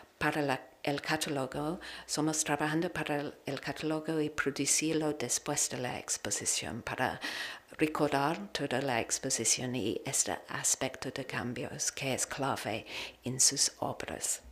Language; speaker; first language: Spanish; non-native, learner; English